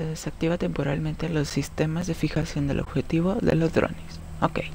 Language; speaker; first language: Spanish; native; Spanish